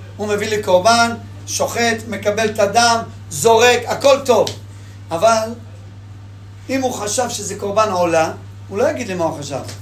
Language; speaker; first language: Hebrew; native; Hebrew